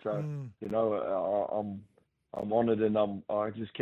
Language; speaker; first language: English; native; English